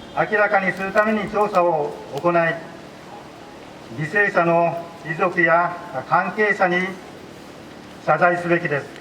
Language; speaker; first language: Japanese; native; Japanese